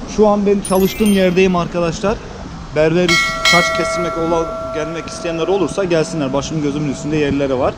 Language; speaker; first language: Turkish; early bilingual, heritage; Turkish